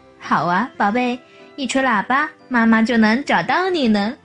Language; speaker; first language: Chinese; native; Chinese